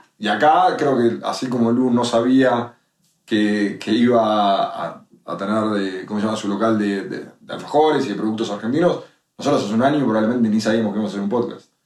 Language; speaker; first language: Spanish; native; Spanish